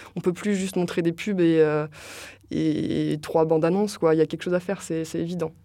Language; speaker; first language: French; native; French